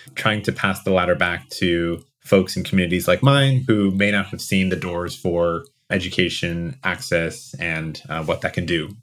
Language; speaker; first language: English; native; English